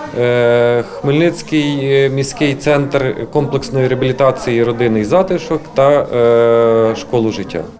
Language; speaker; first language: Ukrainian; native; Ukrainian